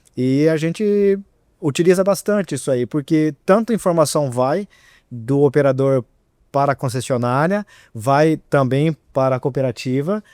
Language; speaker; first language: Portuguese; native; Portuguese